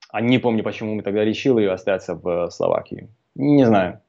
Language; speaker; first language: Russian; non-native, fluent; Slovak